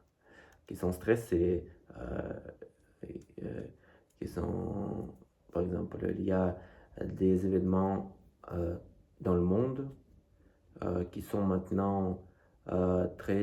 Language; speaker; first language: French; non-native, fluent; Russian